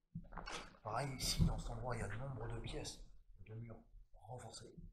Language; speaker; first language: French; native; French